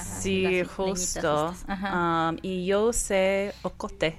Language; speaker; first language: Spanish; non-native, fluent; English